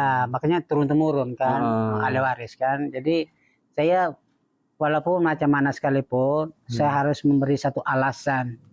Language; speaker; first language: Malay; non-native, fluent; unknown